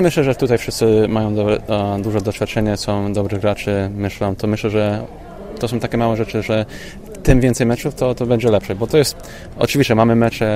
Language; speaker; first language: Polish; early bilingual, heritage; English